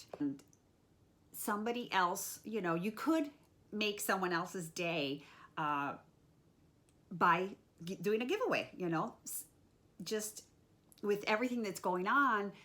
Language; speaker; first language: English; native; English